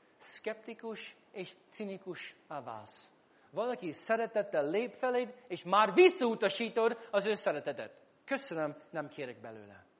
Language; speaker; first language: Hungarian; non-native, fluent; English